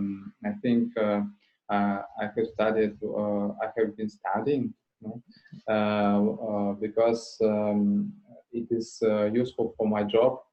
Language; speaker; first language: English; non-native, learner; Russian